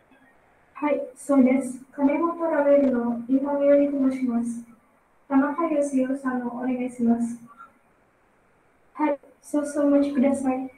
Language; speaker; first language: Japanese; non-native, learner; Indonesian